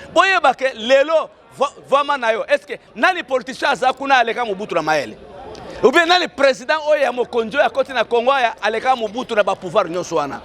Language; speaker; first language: Lingala; non-native, local second language; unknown